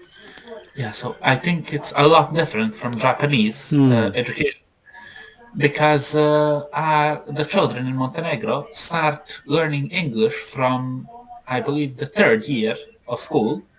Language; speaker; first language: English; non-native, fluent; Serbian